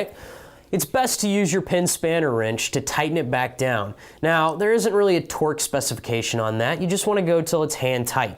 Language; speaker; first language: English; native; English